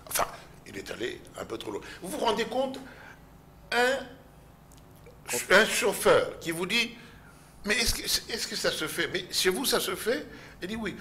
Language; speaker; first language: French; non-native, local second language; Lingala